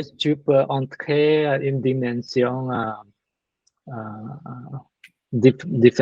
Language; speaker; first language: French; non-native, learner; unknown